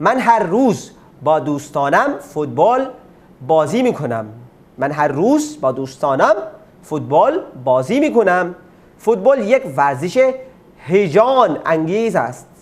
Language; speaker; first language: Persian; non-native, fluent; Urdu